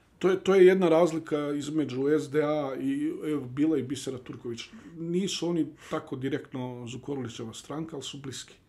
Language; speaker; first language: Bosnian; early bilingual, heritage; Bosnian